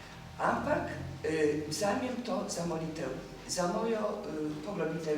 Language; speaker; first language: Slovenian; non-native, learner; Polish